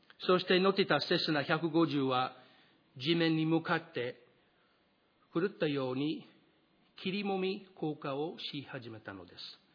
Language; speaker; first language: Japanese; non-native, fluent; English